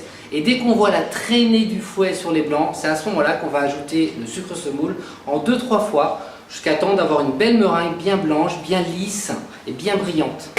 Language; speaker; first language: French; native; French